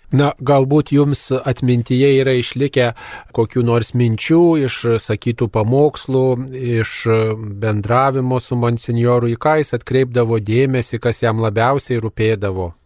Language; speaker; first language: Lithuanian; native; Lithuanian